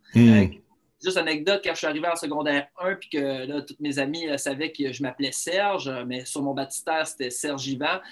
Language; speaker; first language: French; native; French